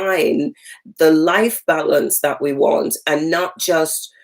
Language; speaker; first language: English; native; English